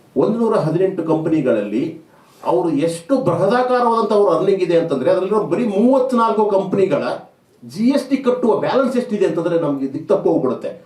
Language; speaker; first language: Kannada; native; Kannada